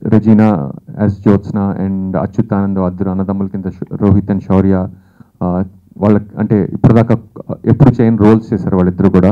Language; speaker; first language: Telugu; native; Telugu